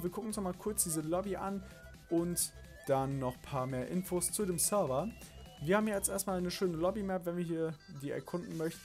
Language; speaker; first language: German; native; German